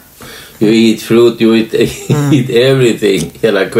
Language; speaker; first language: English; non-native, learner; Swedish